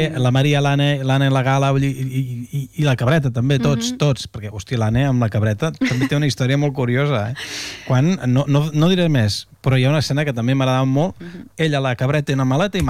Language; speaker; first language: Catalan; native; Catalan